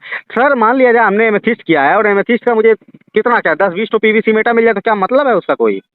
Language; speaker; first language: Hindi; native; Hindi